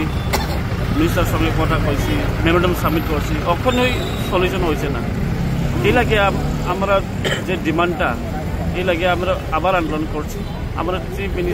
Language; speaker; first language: Bangla; non-native, local second language; Kok Borok